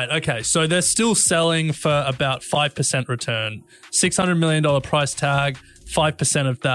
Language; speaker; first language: English; native; English